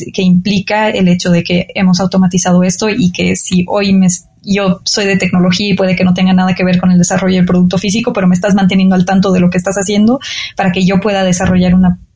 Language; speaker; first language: Spanish; native; Spanish